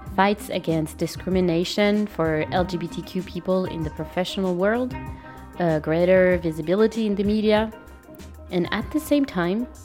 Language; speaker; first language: English; non-native, fluent; French